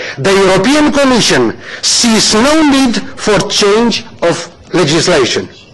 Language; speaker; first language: English; non-native, fluent; Romanian